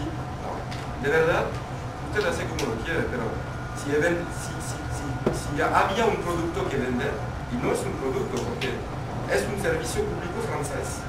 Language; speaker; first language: Spanish; non-native, fluent; French